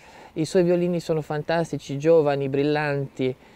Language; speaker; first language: Italian; native; Italian